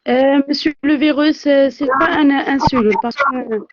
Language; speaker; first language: French; non-native, local second language; Arabic